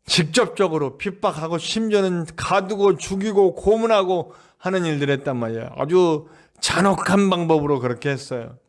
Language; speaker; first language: Korean; native; Korean